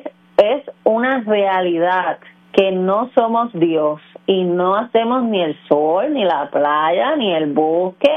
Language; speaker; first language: Spanish; native; Spanish